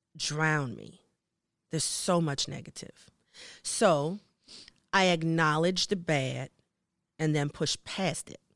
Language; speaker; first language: English; native; English